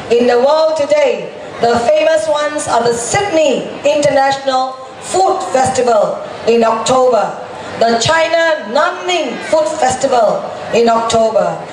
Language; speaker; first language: English; non-native, local second language; Chinese